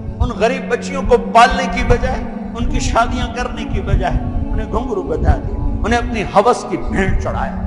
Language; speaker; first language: Urdu; non-native, local second language; Punjabi